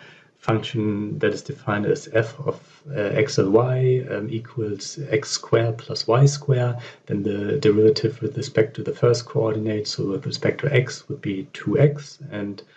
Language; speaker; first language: English; non-native, fluent; German